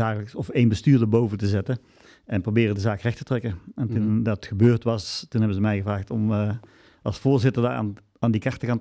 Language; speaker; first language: Dutch; native; Dutch